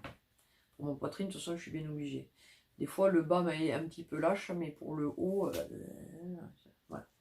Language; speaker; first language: French; native; French